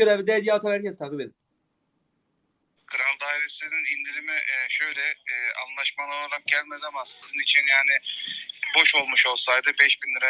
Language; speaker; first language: Turkish; native; Turkish